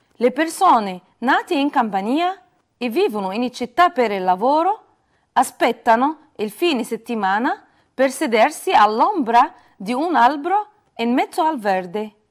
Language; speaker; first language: Italian; non-native, fluent; Arabic